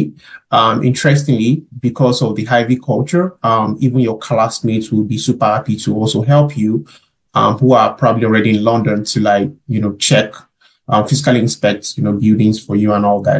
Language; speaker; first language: English; non-native, local second language; Yoruba